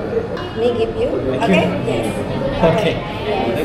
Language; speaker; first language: English; non-native, learner; Malay